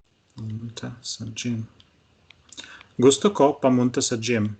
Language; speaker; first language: Filipino; non-native, learner; Russian